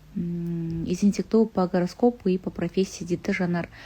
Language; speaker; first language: Russian; non-native, local second language; Kazakh